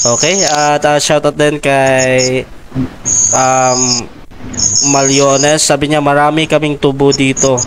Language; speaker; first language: Filipino; non-native, local second language; Hiligaynon